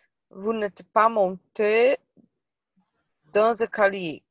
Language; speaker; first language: French; non-native, learner; Portuguese